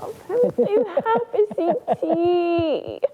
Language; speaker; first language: Welsh; non-native, learner; English